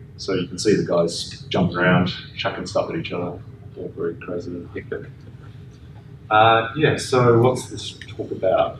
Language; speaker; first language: English; native; English